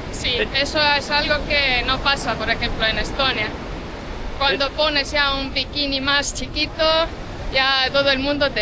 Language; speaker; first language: Spanish; non-native, fluent; Estonian